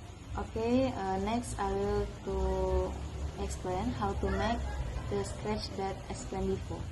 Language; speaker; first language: English; non-native, learner; Indonesian